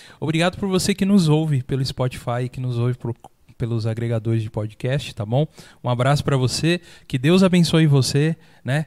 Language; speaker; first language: Portuguese; native; Portuguese